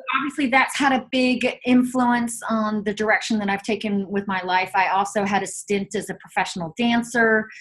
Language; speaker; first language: English; native; English